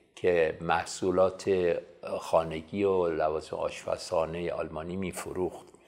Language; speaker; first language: Persian; native; Persian